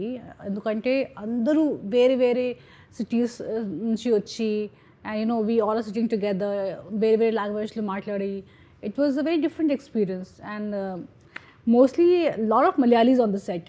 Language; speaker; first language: Telugu; non-native, learner; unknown